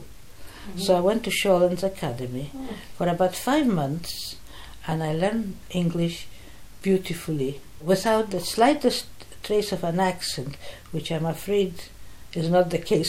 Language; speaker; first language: English; non-native, fluent; Polish